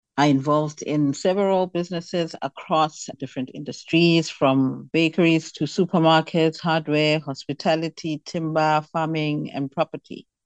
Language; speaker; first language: English; non-native, local second language; Xhosa